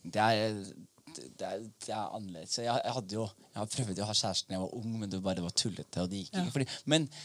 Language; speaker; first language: Norwegian; early bilingual, other home language; Somali